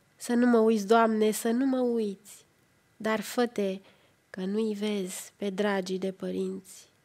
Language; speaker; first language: French; non-native, fluent; Romanian